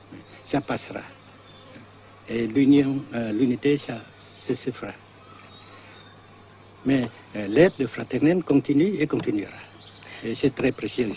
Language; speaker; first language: French; non-native, fluent; Vietnamese